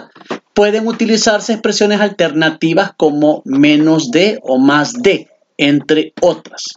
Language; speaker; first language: Spanish; native; Spanish